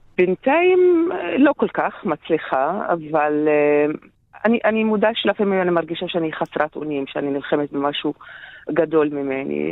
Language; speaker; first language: Hebrew; non-native, local second language; Arabic